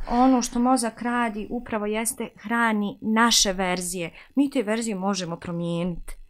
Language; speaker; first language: Bosnian; native; Bosnian